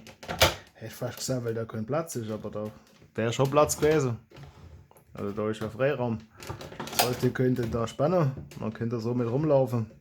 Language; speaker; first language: German; native; German